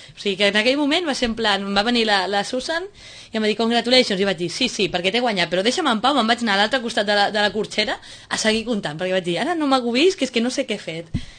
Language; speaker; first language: Catalan; native; Catalan